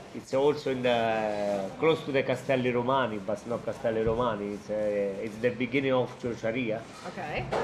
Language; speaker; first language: English; non-native, learner; Italian